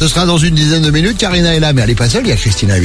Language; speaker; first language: French; native; French